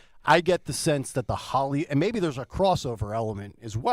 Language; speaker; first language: English; native; English